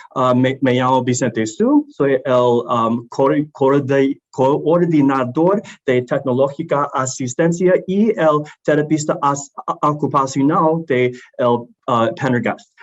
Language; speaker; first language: Spanish; non-native, learner; English